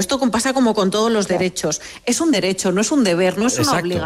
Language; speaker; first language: Spanish; native; Spanish